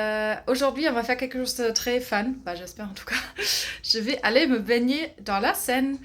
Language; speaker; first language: French; non-native, fluent; German